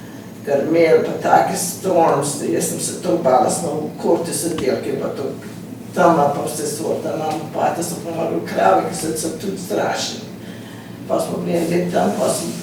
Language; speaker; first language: Slovenian; early bilingual, heritage; Slovenian